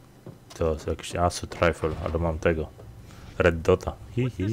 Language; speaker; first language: Polish; native; Polish